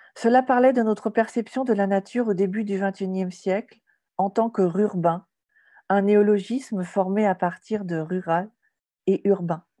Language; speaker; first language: French; native; French